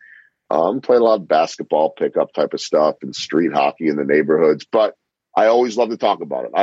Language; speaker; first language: English; native; English